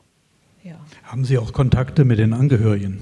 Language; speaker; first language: German; native; German